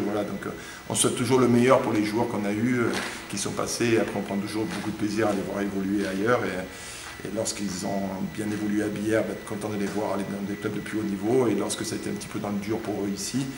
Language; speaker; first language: French; native; French